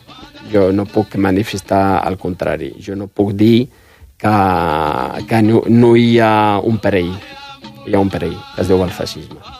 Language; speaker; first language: Catalan; early bilingual, other home language; Riffian